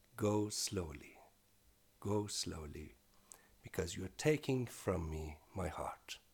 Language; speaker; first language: English; non-native, fluent; Persian